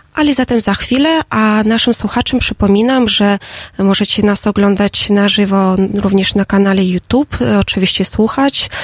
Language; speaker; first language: Polish; non-native, fluent; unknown